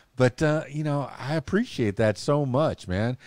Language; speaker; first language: English; native; English